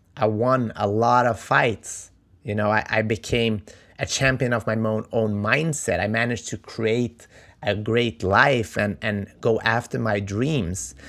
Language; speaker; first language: English; non-native, fluent; Macedonian